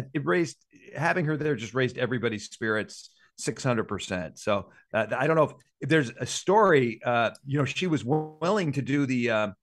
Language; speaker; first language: English; native; English